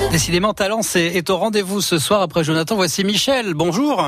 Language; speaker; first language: French; native; French